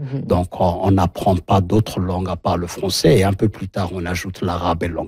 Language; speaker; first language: French; non-native, local second language; Somali